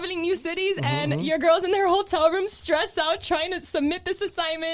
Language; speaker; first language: English; native; English